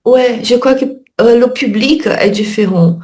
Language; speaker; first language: French; non-native, learner; Portuguese